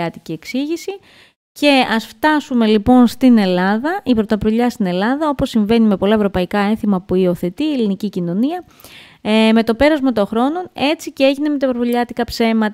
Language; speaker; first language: Greek; native; Greek